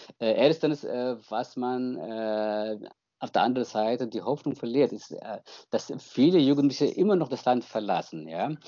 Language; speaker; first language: German; non-native, fluent; Tigrinya